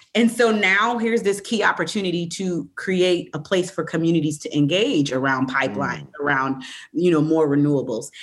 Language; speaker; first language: English; native; English